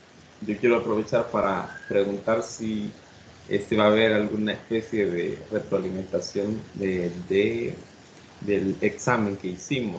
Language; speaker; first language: Spanish; native; Spanish